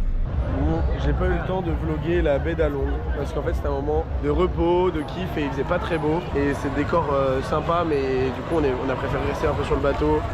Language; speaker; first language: French; native; French